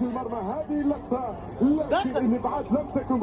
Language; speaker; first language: Arabic; native; Arabic